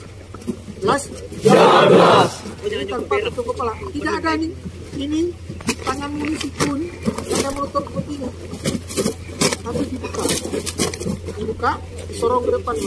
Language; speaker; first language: Indonesian; native; Indonesian